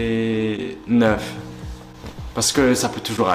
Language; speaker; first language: French; early bilingual, other home language; Turkish